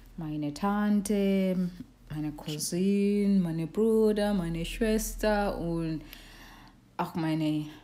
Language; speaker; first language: German; non-native, learner; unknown